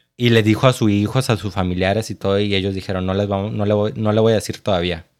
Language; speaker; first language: Spanish; native; Spanish